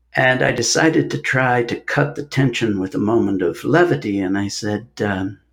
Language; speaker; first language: English; native; English